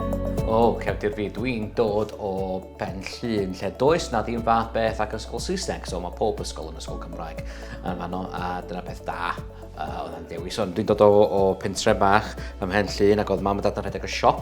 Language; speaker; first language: Welsh; non-native, local second language; English